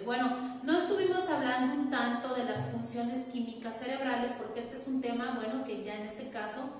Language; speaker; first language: Spanish; native; Spanish